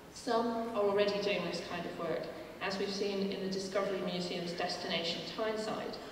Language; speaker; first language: English; native; English